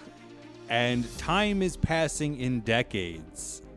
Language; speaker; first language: English; native; English